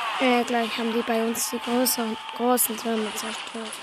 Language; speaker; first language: German; native; German